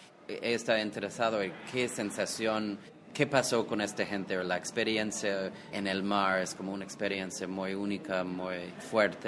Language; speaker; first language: Spanish; non-native, fluent; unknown